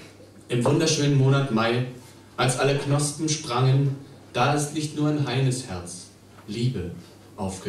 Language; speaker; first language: German; native; German